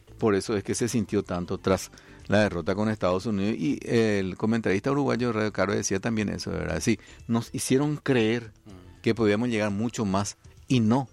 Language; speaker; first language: Spanish; native; Spanish